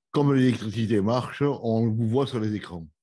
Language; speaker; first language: French; native; French